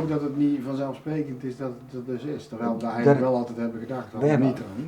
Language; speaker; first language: Dutch; native; Dutch